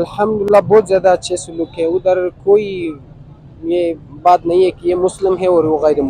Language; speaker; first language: Hindi; non-native, learner; Pashto